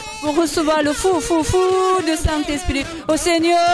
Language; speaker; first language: French; non-native, learner; Korean